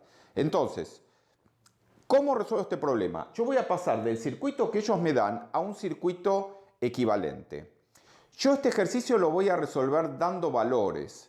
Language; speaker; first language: Spanish; native; Spanish